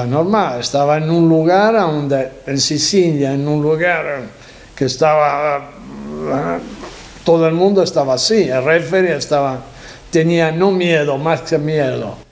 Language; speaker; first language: Spanish; non-native, learner; Italian